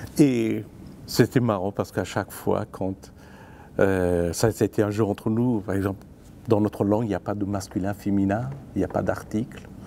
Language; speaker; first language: French; non-native, fluent; Persian